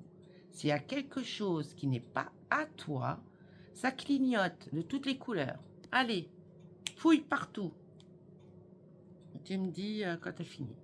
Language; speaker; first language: French; native; French